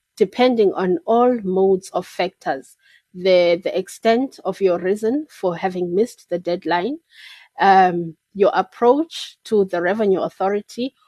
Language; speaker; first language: English; non-native, local second language; Xhosa